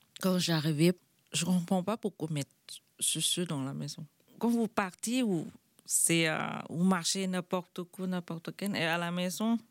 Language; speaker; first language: French; non-native, learner; Thai